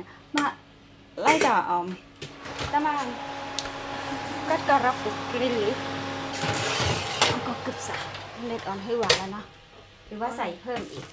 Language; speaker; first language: Finnish; non-native, learner; Thai